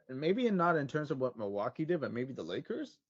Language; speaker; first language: English; native; English